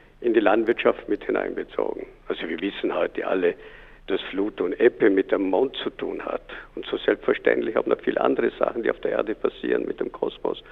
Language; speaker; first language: German; native; German